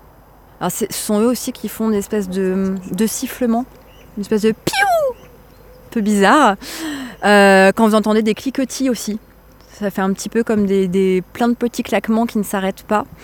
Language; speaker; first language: French; native; French